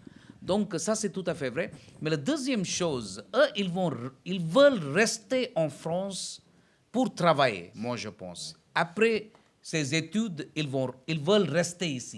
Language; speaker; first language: French; non-native, fluent; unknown